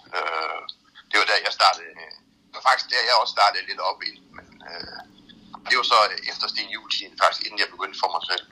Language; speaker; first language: Danish; native; Danish